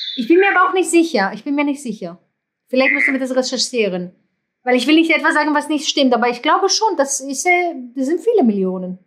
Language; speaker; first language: German; non-native, fluent; Greek